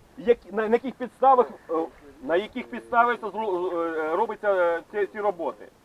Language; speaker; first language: Ukrainian; native; Ukrainian